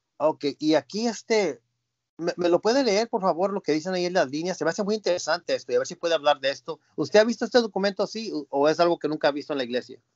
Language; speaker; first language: Spanish; early bilingual, heritage; Spanish